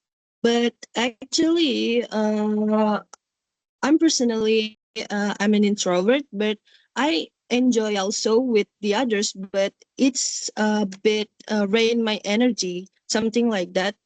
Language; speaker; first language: English; non-native, learner; Indonesian